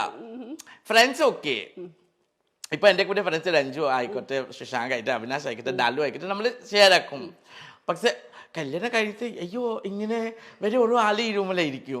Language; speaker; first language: Malayalam; non-native, local second language; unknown